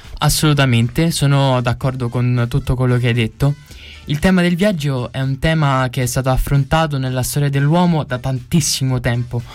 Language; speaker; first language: Italian; early bilingual, other home language; Romanian